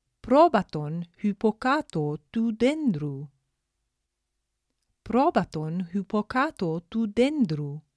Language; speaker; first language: Greek; non-native, fluent; English